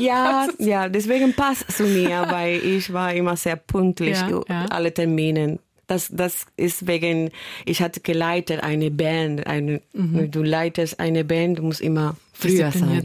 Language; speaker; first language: German; non-native, fluent; Spanish